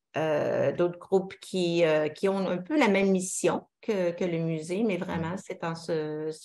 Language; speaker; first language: French; native; French